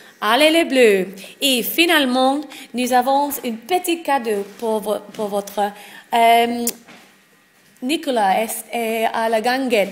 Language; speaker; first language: French; non-native, learner; English